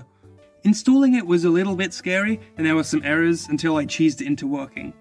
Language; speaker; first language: English; native; English